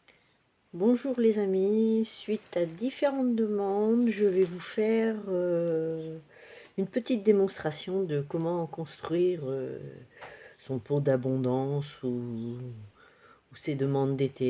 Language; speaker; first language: French; native; French